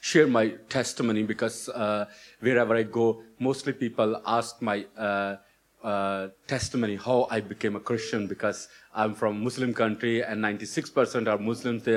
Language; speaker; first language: English; non-native, local second language; Urdu